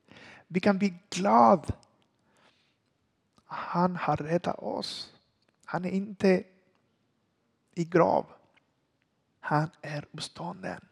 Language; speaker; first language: Swedish; non-native, learner; Spanish